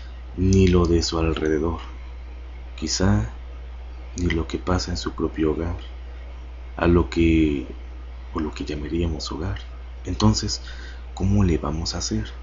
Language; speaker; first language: Spanish; native; Spanish